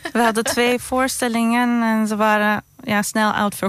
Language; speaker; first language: Dutch; non-native, fluent; Turkish